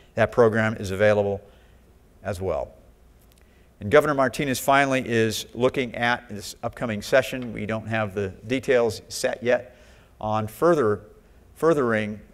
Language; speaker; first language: English; native; English